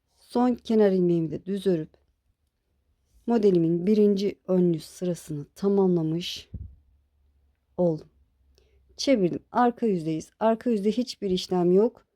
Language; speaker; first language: Turkish; native; Turkish